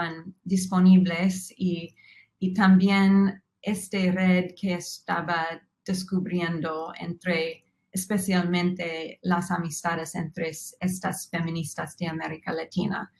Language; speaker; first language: Spanish; non-native, fluent; English